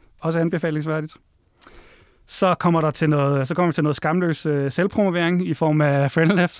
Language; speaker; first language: Danish; native; Danish